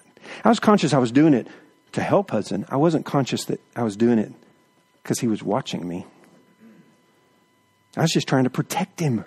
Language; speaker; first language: English; native; English